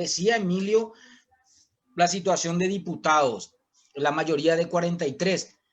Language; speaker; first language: Spanish; native; Spanish